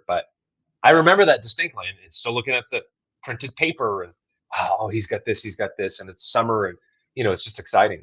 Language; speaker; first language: English; native; English